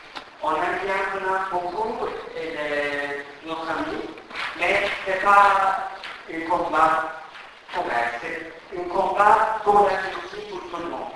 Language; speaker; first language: French; non-native, fluent; Turkish